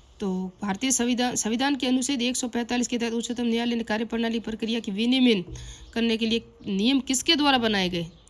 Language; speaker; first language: Hindi; native; Hindi